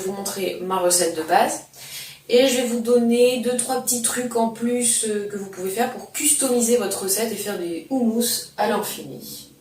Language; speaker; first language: French; native; French